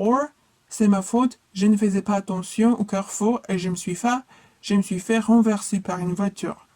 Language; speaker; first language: French; non-native, fluent; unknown